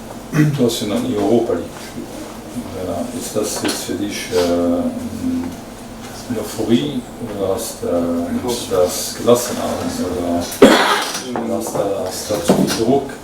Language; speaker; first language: German; non-native, local second language; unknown